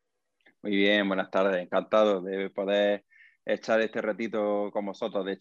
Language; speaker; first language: Spanish; native; Spanish